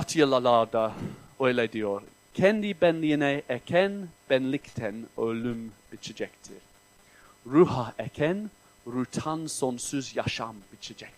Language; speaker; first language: Turkish; non-native, fluent; English